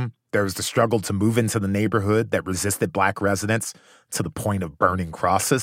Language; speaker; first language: English; native; English